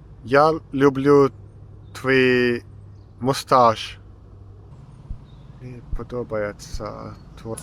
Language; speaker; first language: Ukrainian; non-native, learner; Finnish